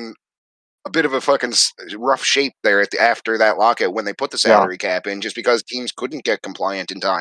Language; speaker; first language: English; native; English